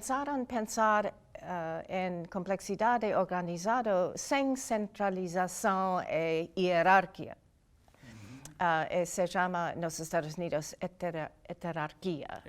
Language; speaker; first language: Portuguese; non-native, learner; English